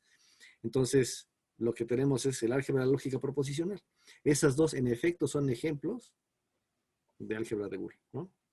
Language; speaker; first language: Spanish; native; Spanish